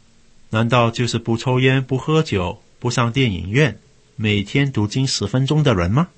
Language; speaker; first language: Chinese; native; Chinese